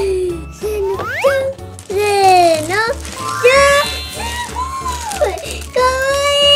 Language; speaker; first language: Japanese; native; Japanese